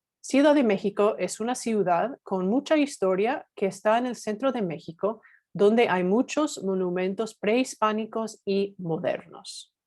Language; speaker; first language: Spanish; non-native, fluent; English